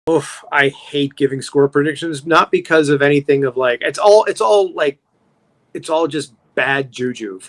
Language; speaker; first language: English; native; English